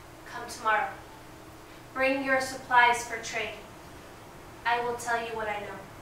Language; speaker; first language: English; early bilingual, other home language; Spanish